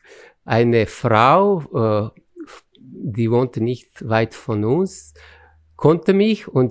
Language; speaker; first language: German; non-native, fluent; Slovenian